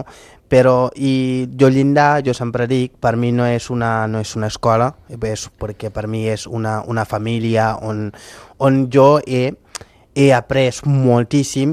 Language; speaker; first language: Catalan; non-native, fluent; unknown